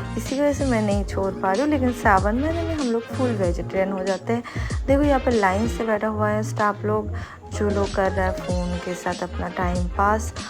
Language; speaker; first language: Hindi; non-native, local second language; Bangla